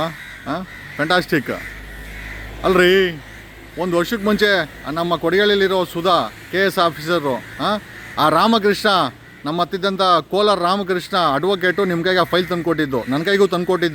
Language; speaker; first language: Kannada; native; Kannada